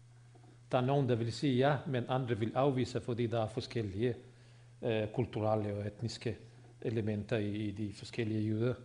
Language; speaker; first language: Swedish; non-native, fluent; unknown